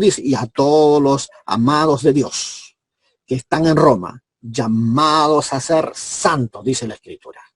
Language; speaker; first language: Spanish; native; Spanish